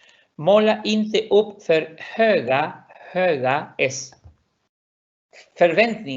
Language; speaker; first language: Swedish; non-native, fluent; Spanish